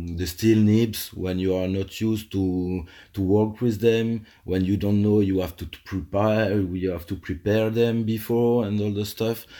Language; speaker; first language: English; non-native, fluent; French